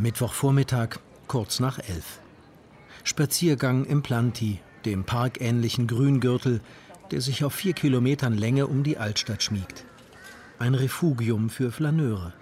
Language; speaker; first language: German; native; German